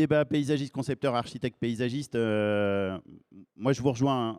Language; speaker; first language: French; native; French